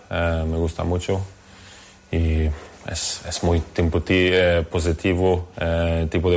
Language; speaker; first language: Spanish; non-native, learner; Norwegian